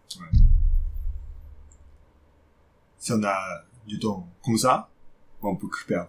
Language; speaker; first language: French; non-native, fluent; Japanese